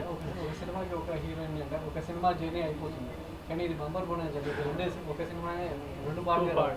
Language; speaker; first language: Telugu; native; Telugu